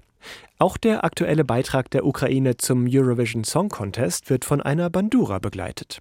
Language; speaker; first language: German; native; German